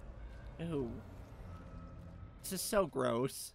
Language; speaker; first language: English; native; English